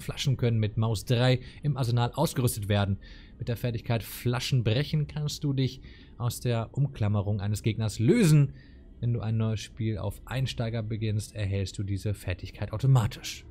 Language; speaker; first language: German; native; German